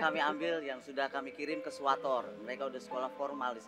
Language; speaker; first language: Indonesian; native; Indonesian